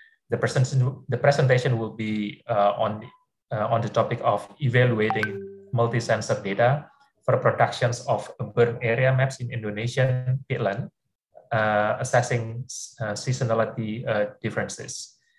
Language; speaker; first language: English; non-native, fluent; Indonesian